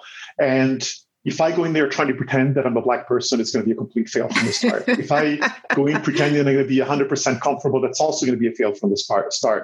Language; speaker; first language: English; non-native, fluent; Italian